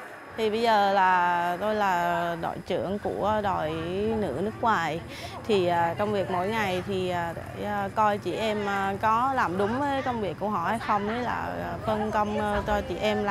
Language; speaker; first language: Vietnamese; non-native, fluent; Thai